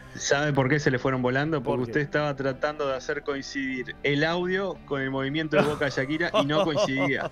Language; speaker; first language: Spanish; native; Spanish